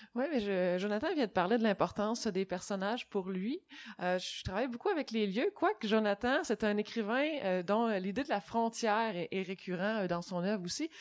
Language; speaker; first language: French; native; French